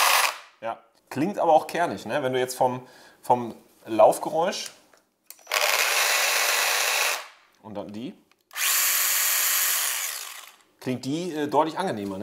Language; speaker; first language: German; native; German